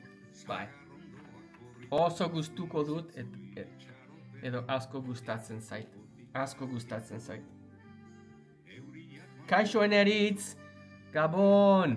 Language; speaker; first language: Basque; non-native, learner; English